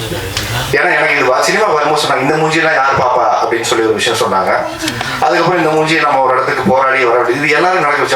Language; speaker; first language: Tamil; native; Tamil